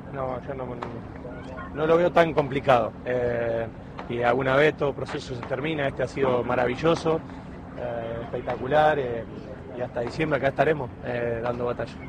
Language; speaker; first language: Spanish; native; Spanish